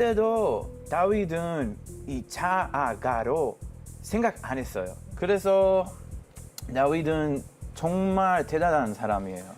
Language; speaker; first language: Korean; non-native, fluent; Hebrew